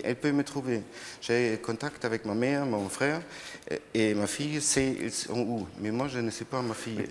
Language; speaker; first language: French; non-native, learner; German